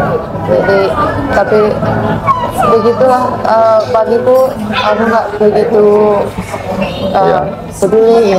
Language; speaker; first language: Indonesian; non-native, fluent; Finnish